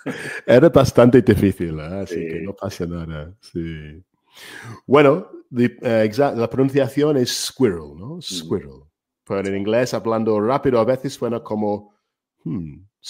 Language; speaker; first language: Spanish; non-native, fluent; English